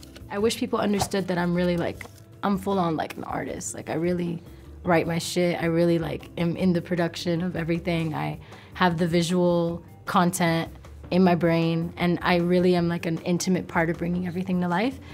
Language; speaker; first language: English; early bilingual, other home language; Spanish